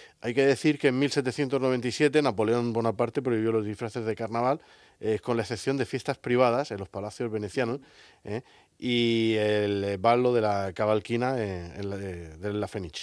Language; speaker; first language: Spanish; native; Spanish